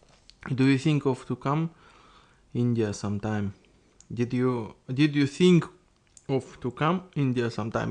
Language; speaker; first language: English; non-native, learner; Russian